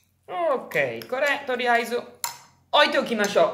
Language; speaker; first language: Japanese; non-native, learner; Italian